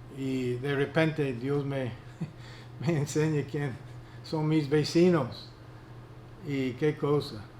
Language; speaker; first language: Spanish; non-native, fluent; English